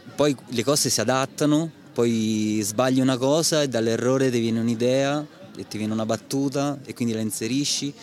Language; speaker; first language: Italian; native; Italian